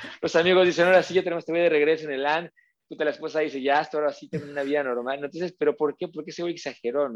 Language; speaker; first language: Spanish; native; Spanish